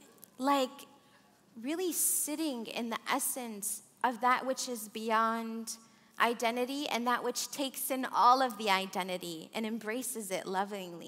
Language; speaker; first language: English; early bilingual, other home language; Arabic